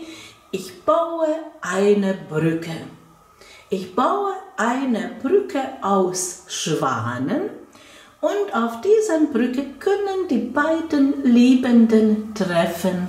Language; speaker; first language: German; non-native, fluent; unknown